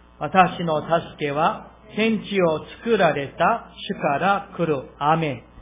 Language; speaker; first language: Japanese; non-native, fluent; Korean